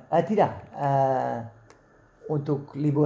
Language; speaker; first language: Indonesian; non-native, learner; Dutch